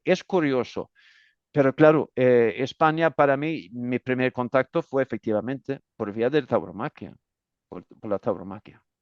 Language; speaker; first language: Spanish; non-native, fluent; Swedish